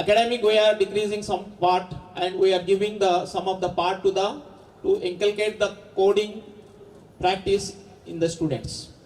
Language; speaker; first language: English; non-native, local second language; Telugu